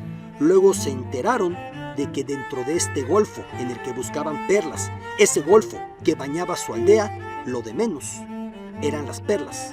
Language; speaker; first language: Spanish; native; Spanish